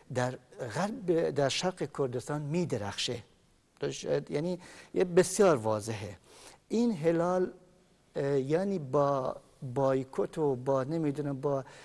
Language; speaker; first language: Persian; non-native, local second language; Kurdish